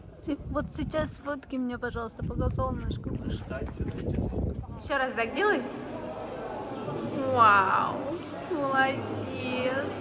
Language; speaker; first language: Russian; non-native, fluent; Mongolian